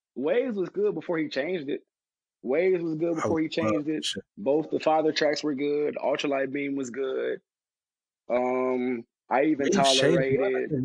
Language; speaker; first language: English; native; English